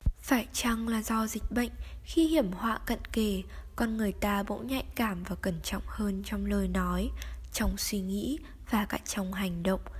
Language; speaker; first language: Vietnamese; native; Vietnamese